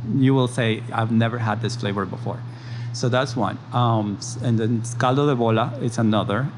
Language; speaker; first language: English; early bilingual, other home language; Spanish